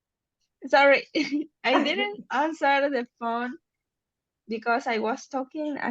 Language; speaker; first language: English; non-native, learner; Spanish